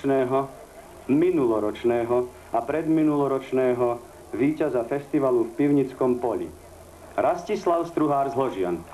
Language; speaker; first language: Slovak; native; Slovak